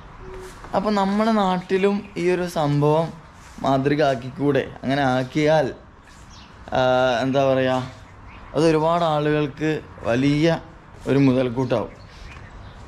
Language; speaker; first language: Malayalam; native; Malayalam